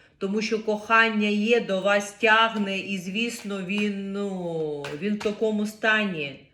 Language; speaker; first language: Ukrainian; non-native, local second language; Russian